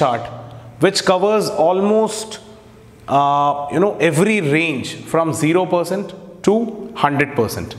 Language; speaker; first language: English; non-native, local second language; Hindi